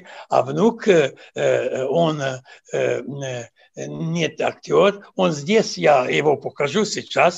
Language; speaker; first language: Russian; non-native, fluent; Serbian